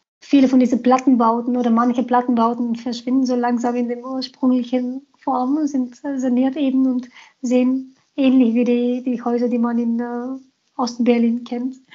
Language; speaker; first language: German; non-native, fluent; Bulgarian